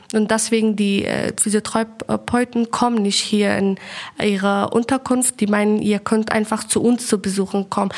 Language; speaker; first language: German; non-native, learner; Persian